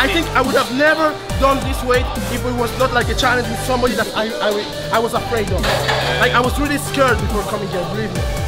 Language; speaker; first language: English; non-native, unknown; Italian